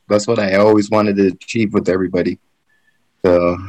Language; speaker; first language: English; native; English